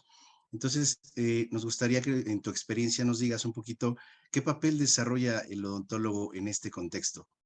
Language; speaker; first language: Spanish; native; Spanish